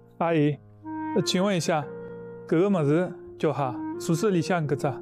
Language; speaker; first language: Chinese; non-native, fluent; Spanish